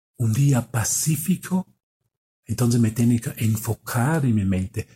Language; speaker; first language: Spanish; non-native, fluent; German